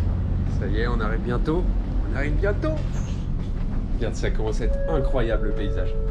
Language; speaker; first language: French; native; French